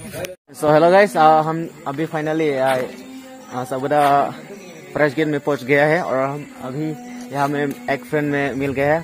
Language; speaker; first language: Hindi; non-native, local second language; Karbi